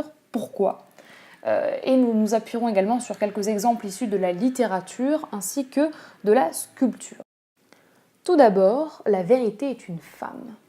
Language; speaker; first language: French; native; French